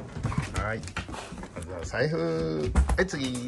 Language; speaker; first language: Japanese; native; Japanese